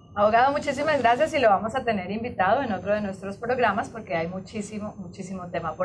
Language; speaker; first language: Spanish; native; Spanish